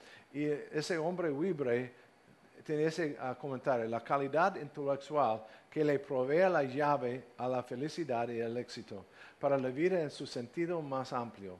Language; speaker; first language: Spanish; non-native, fluent; English